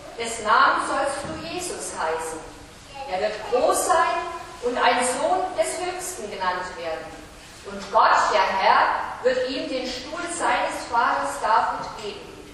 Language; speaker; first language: German; native; German